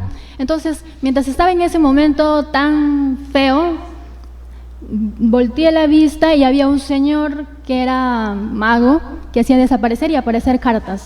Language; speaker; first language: Spanish; native; Spanish